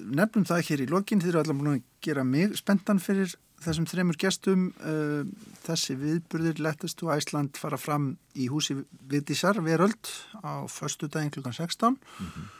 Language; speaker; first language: Icelandic; native; Icelandic